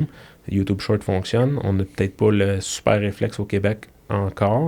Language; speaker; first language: French; native; French